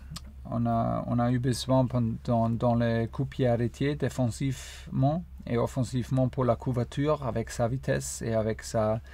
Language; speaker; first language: French; non-native, fluent; German